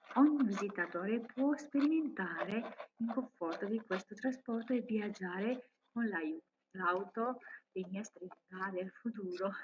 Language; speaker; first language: Italian; non-native, learner; Georgian